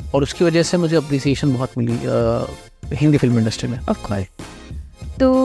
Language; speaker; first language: Hindi; non-native, local second language; Marathi